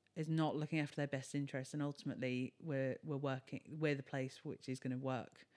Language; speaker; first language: English; native; English